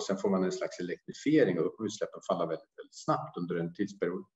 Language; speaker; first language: Swedish; native; Swedish